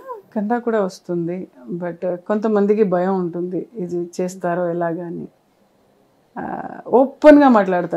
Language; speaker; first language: Telugu; non-native, local second language; Kannada